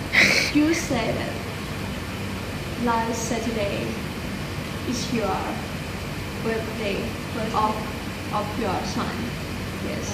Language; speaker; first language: English; non-native, learner; Thai